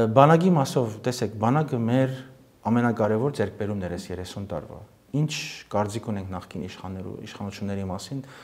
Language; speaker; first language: Armenian; early bilingual, heritage; Armenian